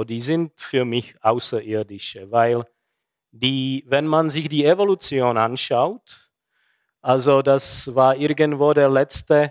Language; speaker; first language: German; non-native, fluent; Czech